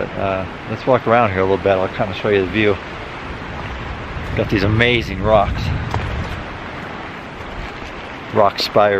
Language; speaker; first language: English; native; English